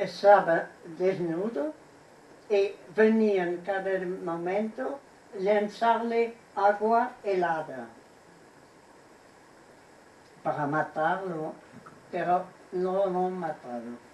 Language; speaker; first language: Spanish; non-native, fluent; French